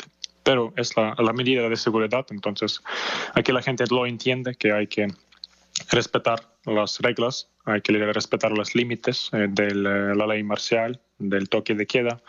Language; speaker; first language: Spanish; non-native, fluent; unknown